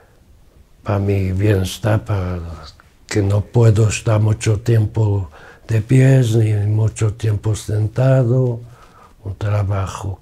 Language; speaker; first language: Spanish; non-native, fluent; Portuguese